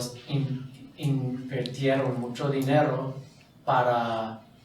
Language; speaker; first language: Spanish; non-native, fluent; English